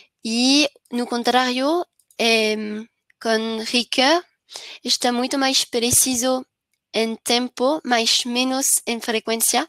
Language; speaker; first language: Spanish; non-native, learner; French